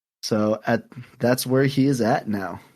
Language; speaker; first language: English; native; English